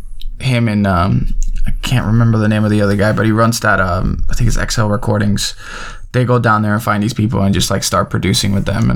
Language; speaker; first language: English; native; English